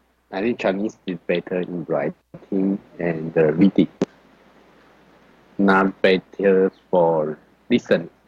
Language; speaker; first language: English; non-native, learner; Chinese